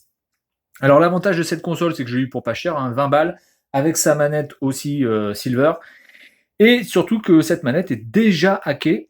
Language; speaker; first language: French; native; French